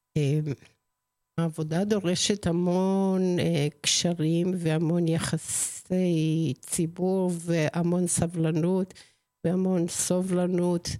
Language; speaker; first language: Hebrew; non-native, fluent; Spanish